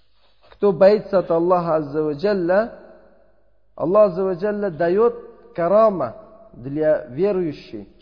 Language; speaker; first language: Russian; non-native, learner; Uzbek